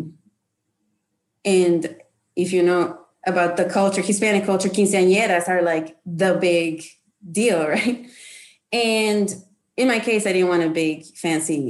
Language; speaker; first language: English; non-native, fluent; Spanish